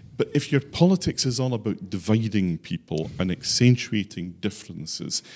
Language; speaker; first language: English; native; English